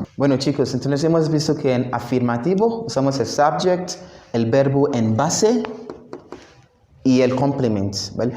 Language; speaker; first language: Spanish; non-native, fluent; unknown